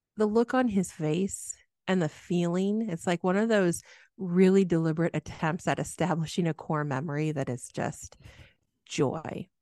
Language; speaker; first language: English; native; English